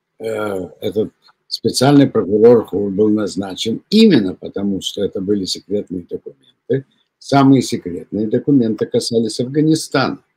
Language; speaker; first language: Russian; native; Russian